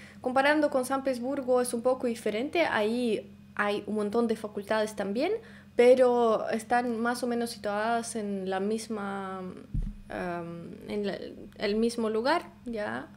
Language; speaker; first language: Spanish; non-native, fluent; Russian